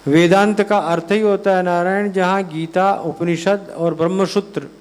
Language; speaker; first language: Hindi; non-native, local second language; Gujarati